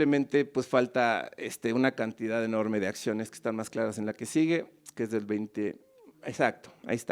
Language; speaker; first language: Spanish; native; Spanish